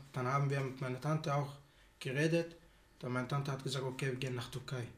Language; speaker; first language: German; non-native, learner; Arabic